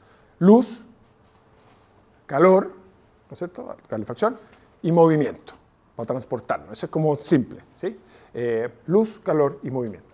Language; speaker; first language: Spanish; native; Spanish